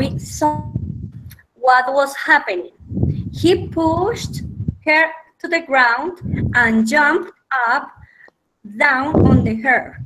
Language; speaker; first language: English; non-native, fluent; Spanish